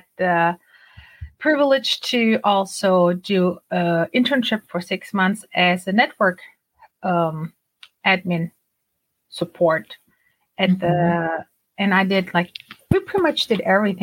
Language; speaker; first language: English; non-native, fluent; Turkish